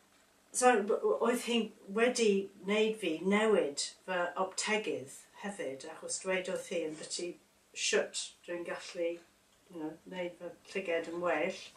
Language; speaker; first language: Welsh; non-native, learner; English